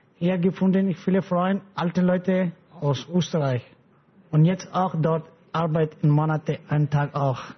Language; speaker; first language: German; non-native, learner; Pashto